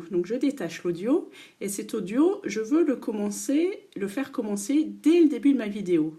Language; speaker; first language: French; native; French